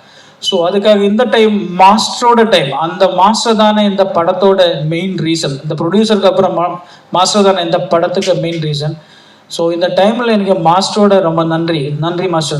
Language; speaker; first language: Tamil; non-native, learner; Malayalam